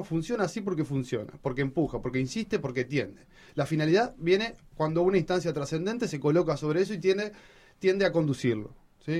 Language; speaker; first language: Spanish; native; Spanish